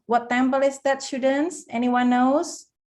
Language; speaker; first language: English; non-native, fluent; Indonesian